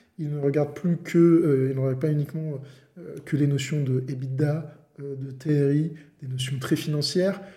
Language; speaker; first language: French; native; French